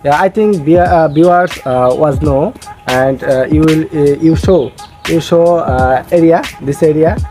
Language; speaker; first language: English; non-native, learner; Bangla